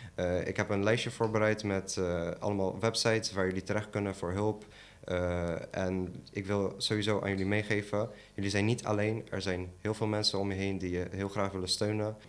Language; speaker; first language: Dutch; early bilingual, other home language; Polish